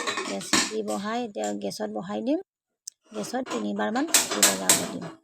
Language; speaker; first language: Assamese; non-native, local second language; Manipuri